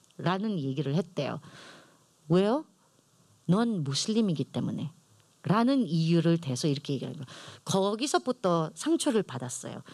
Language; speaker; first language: Korean; non-native, fluent; Filipino